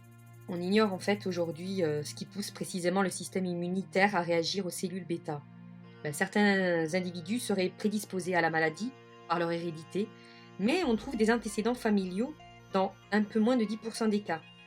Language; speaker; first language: French; native; French